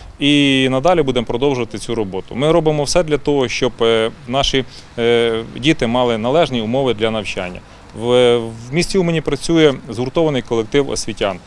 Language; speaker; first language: Ukrainian; native; Ukrainian